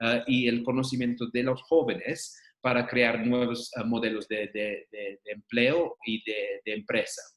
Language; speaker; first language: Spanish; non-native, fluent; English